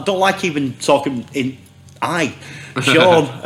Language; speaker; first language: English; native; English